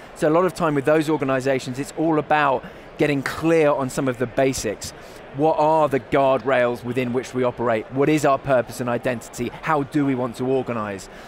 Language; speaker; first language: English; native; English